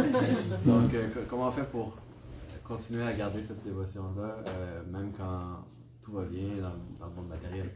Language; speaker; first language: French; native; French